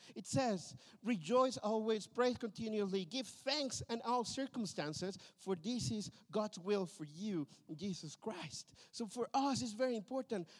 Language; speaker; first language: English; non-native, fluent; Spanish